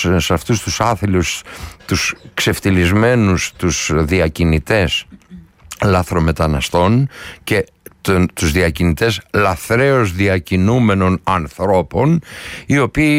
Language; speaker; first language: Greek; native; Greek